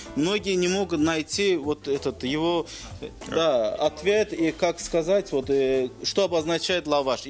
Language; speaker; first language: Russian; non-native, local second language; Talysh